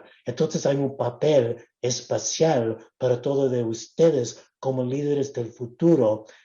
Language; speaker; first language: Spanish; non-native, local second language; English